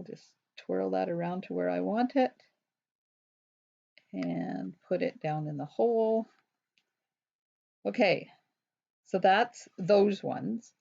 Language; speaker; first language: English; native; English